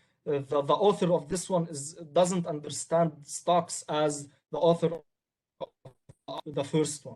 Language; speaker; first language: English; non-native, local second language; Arabic